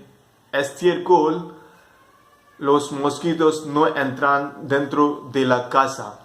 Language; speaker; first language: Spanish; non-native, fluent; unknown